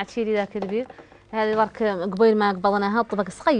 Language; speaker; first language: Arabic; native; Arabic